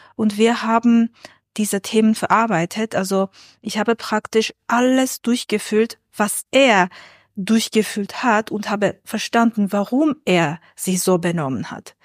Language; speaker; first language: German; non-native, fluent; Armenian